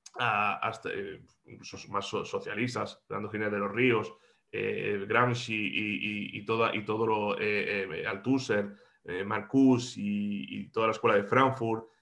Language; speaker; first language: Spanish; native; Spanish